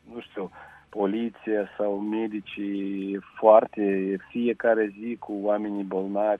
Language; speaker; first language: Romanian; non-native, local second language; Russian